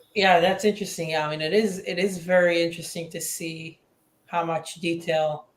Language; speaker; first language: English; native; English